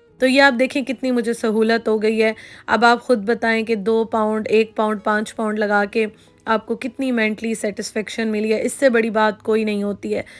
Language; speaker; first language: Urdu; native; Urdu